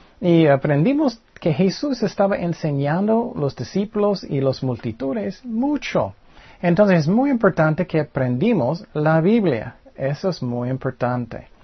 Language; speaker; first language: Spanish; non-native, fluent; English